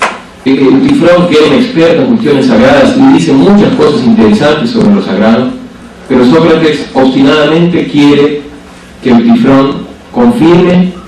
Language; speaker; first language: Spanish; native; Spanish